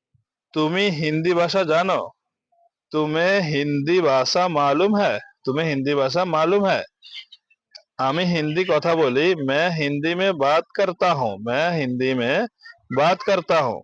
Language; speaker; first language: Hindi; non-native, learner; Bangla